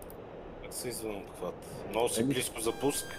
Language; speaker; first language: Bulgarian; native; Bulgarian